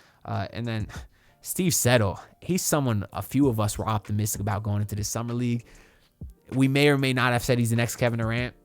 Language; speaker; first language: English; native; English